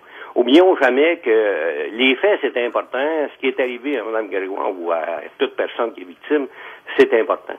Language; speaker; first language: French; native; French